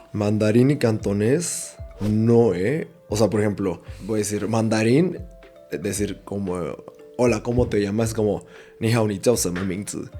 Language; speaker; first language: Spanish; early bilingual, other home language; Cantonese